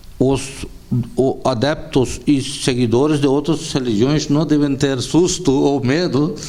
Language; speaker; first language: Portuguese; non-native, fluent; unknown